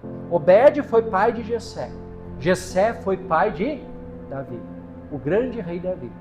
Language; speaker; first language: Portuguese; native; Portuguese